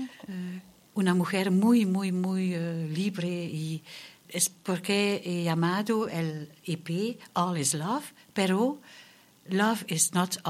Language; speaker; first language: Spanish; non-native, learner; German